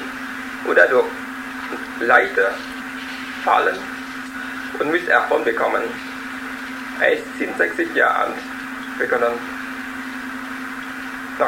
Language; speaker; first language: German; non-native, learner; Vietnamese